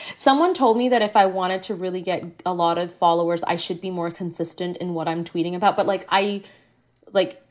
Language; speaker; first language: English; native; English